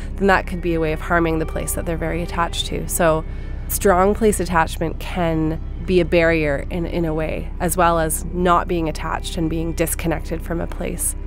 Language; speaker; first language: English; native; English